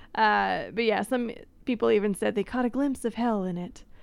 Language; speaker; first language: English; native; English